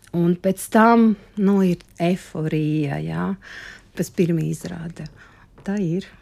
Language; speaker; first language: Latvian; non-native, local second language; Russian